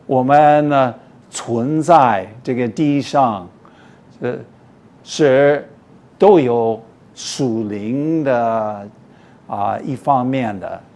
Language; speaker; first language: Chinese; non-native, fluent; English